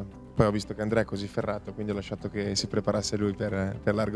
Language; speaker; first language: Italian; native; Italian